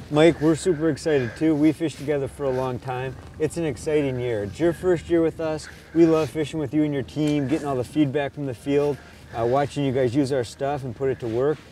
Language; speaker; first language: English; native; English